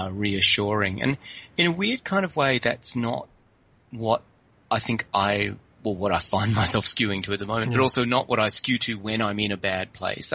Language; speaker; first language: English; native; English